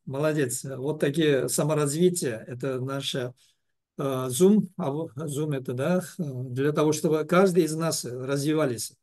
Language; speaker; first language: Russian; non-native, learner; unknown